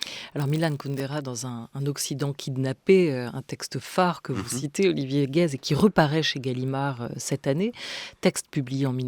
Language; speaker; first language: French; native; French